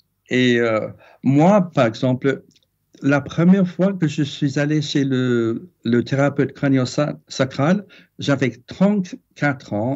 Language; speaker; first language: French; non-native, fluent; English